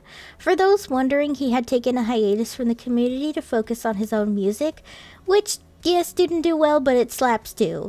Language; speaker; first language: English; native; English